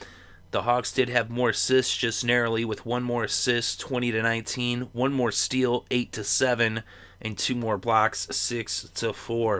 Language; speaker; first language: English; native; English